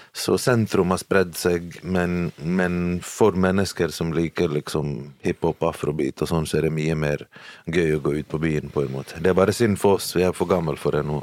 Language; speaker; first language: Norwegian; early bilingual, other home language; Bosnian